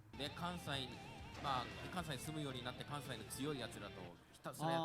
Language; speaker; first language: Japanese; native; Japanese